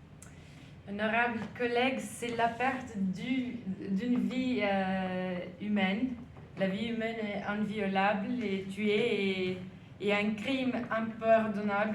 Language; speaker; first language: French; non-native, fluent; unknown